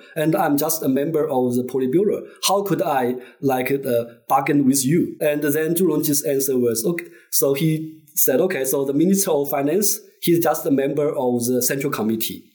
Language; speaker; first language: English; non-native, fluent; Chinese